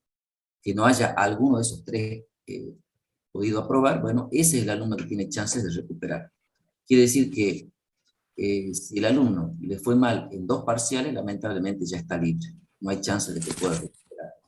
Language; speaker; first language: Spanish; native; Spanish